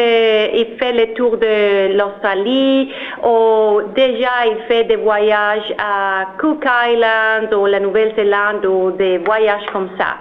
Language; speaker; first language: French; non-native, learner; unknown